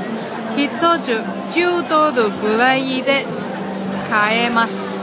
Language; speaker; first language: Japanese; non-native, learner; Cantonese